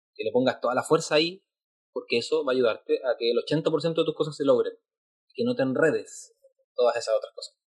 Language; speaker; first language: Spanish; native; Spanish